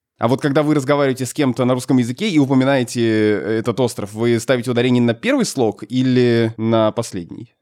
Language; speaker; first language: Russian; native; Russian